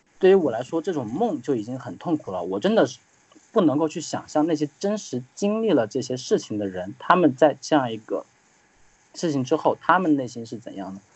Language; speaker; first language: Chinese; native; Chinese